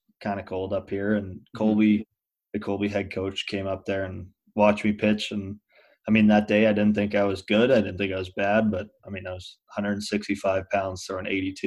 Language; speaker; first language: English; native; English